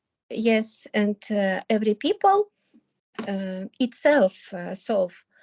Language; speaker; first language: English; non-native, learner; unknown